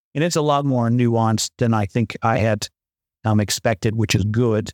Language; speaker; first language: English; native; English